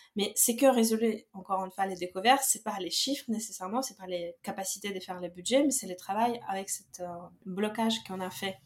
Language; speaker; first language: French; non-native, fluent; Russian